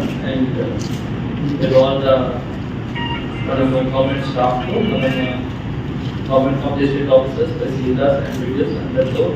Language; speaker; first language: Telugu; non-native, learner; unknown